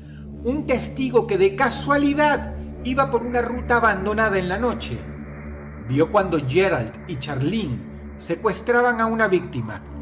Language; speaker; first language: Spanish; native; Spanish